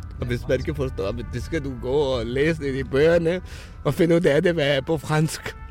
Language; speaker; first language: Danish; non-native, fluent; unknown